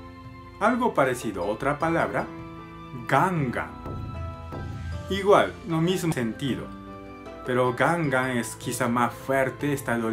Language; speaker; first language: Spanish; non-native, learner; Japanese